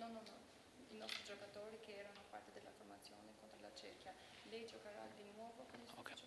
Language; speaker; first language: Italian; non-native, fluent; Albanian